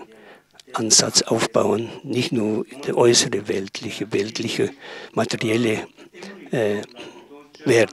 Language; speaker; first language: German; non-native, learner; Tibetan